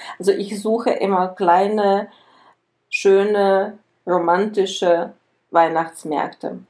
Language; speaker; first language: German; non-native, fluent; Czech